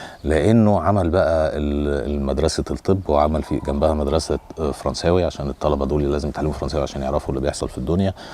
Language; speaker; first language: Arabic; native; Arabic